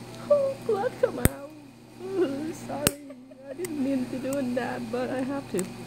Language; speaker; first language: English; non-native, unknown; Vietnamese